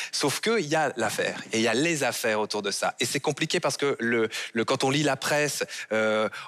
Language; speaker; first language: French; native; French